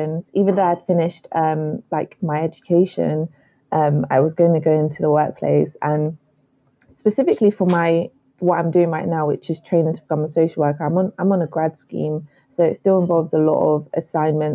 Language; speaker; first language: English; native; English